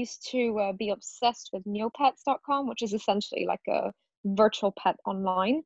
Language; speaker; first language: English; early bilingual, other home language; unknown